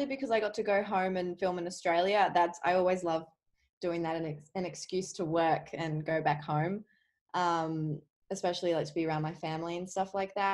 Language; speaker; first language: English; native; English